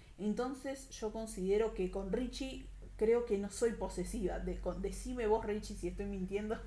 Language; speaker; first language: Spanish; native; Spanish